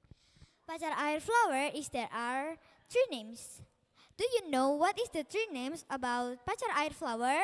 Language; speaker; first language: English; non-native, learner; Indonesian